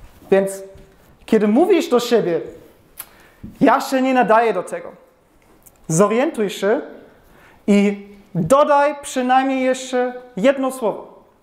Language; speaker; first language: Polish; non-native, fluent; German